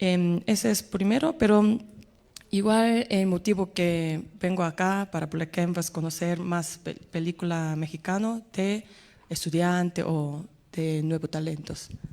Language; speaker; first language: Spanish; non-native, learner; Korean